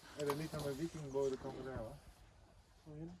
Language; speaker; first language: Danish; non-native, learner; Thai